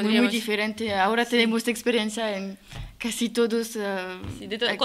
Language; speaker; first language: Spanish; non-native, learner; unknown